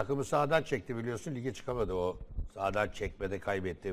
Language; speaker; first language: Turkish; native; Turkish